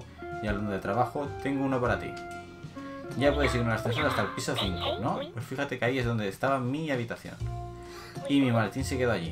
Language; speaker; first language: Spanish; native; Spanish